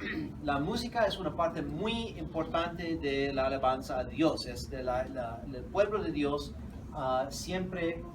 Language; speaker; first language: Spanish; non-native, fluent; English